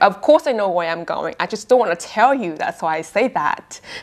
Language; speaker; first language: English; non-native, fluent; Vietnamese